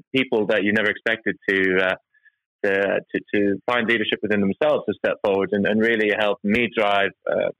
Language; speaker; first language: English; non-native, fluent; Norwegian